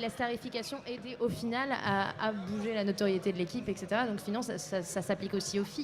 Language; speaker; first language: French; native; French